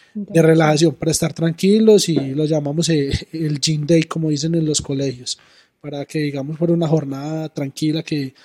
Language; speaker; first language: Spanish; native; Spanish